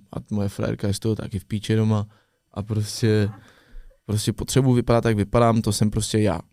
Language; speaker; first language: Czech; non-native, fluent; French